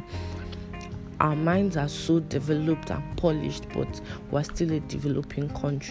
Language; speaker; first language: English; non-native, local second language; Igbo